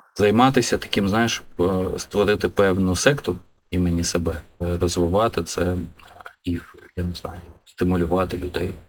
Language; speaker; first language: Ukrainian; non-native, local second language; Russian